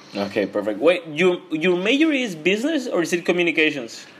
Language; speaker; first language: English; non-native, fluent; Spanish